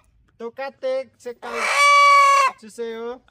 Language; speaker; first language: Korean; non-native, learner; Nepali